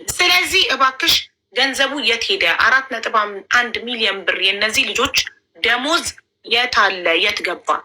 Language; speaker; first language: Amharic; native; Amharic